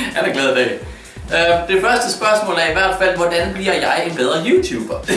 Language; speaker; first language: Danish; native; Danish